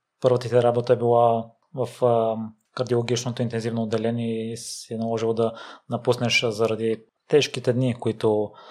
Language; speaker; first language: Bulgarian; native; Bulgarian